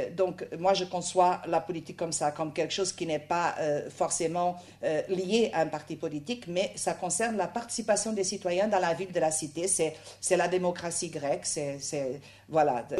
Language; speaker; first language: French; non-native, fluent; Portuguese